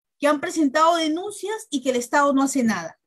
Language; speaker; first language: Spanish; native; Spanish